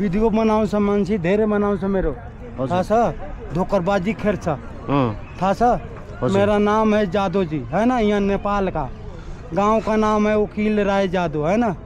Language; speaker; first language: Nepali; non-native, local second language; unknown